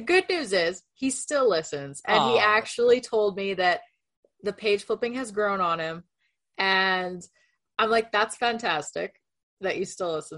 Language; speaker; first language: English; non-native, fluent; Spanish